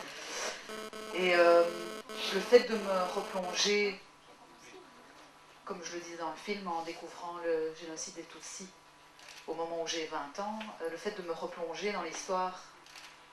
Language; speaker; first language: French; native; French